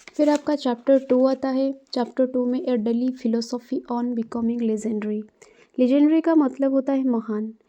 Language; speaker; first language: Hindi; non-native, local second language; Odia